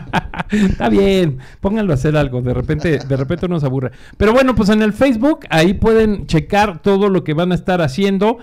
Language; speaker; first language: Spanish; native; Spanish